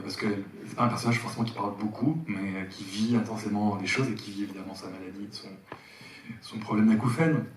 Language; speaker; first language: French; native; French